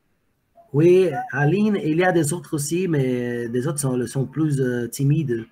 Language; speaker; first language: French; non-native, fluent; Portuguese